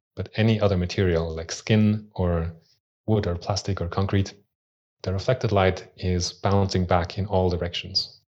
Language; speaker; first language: English; early bilingual, other home language; Swiss German